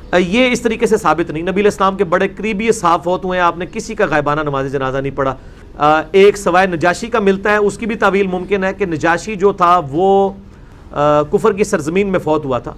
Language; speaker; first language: Urdu; non-native, local second language; Punjabi